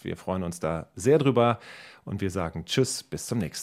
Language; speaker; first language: German; native; German